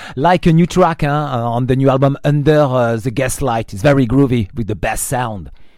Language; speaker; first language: English; non-native, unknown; French